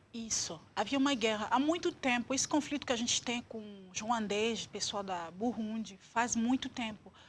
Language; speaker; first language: Portuguese; non-native, fluent; Swahili